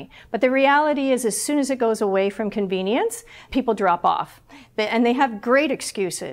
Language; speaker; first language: English; native; English